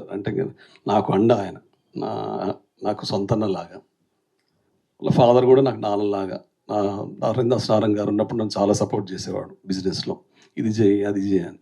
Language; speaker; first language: Telugu; native; Telugu